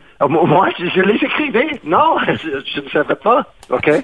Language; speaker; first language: French; non-native, fluent; English